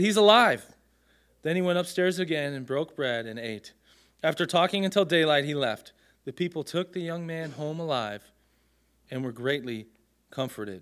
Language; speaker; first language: English; native; English